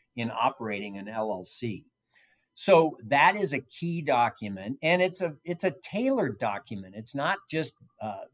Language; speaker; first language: English; native; English